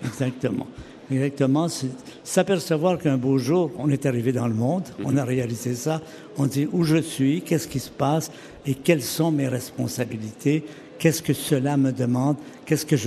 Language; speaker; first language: French; native; French